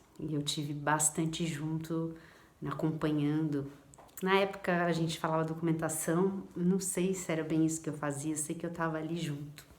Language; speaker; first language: Portuguese; native; Portuguese